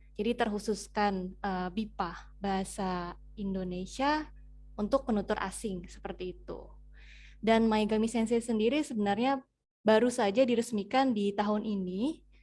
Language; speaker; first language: Indonesian; native; Indonesian